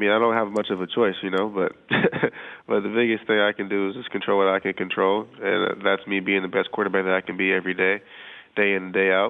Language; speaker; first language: English; native; English